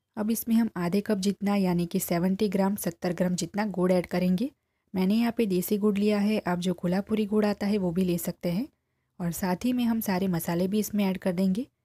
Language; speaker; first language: Hindi; non-native, local second language; Gujarati